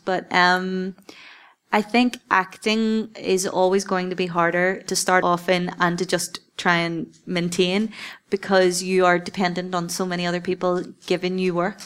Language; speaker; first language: English; native; English